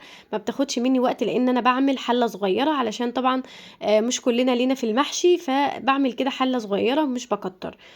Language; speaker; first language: Arabic; native; Arabic